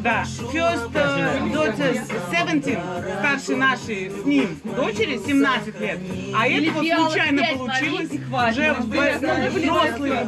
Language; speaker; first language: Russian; native; Russian